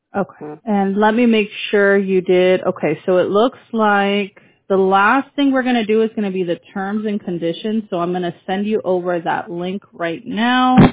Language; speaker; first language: English; early bilingual, other home language; Spanish